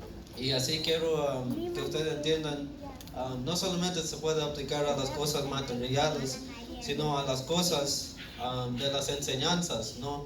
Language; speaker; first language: Spanish; early bilingual, heritage; Spanish